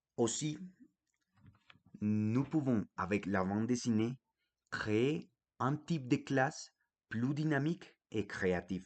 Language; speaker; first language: French; non-native, fluent; Spanish